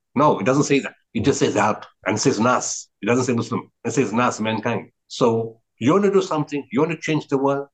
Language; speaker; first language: English; native; English